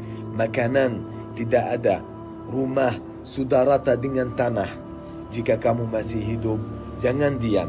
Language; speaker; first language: Indonesian; non-native, fluent; Arabic